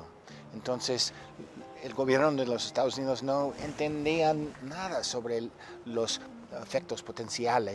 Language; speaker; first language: Spanish; non-native, fluent; English